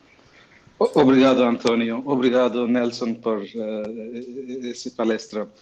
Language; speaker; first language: Portuguese; non-native, fluent; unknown